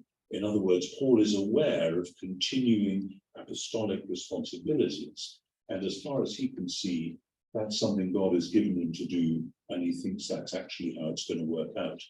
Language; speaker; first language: English; native; English